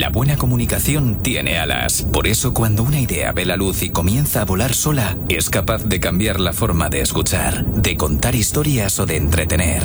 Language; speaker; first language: Spanish; native; Spanish